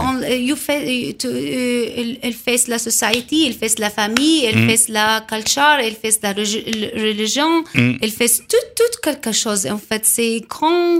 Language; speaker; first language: French; non-native, learner; Arabic